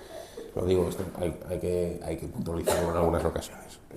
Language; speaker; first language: Spanish; native; Spanish